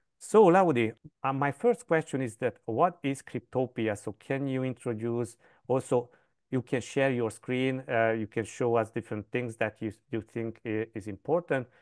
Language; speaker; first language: English; non-native, fluent; Hungarian